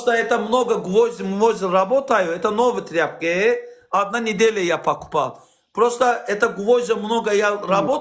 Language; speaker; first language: Russian; non-native, learner; Azerbaijani